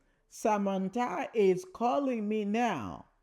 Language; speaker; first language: English; non-native, learner; Haitian Creole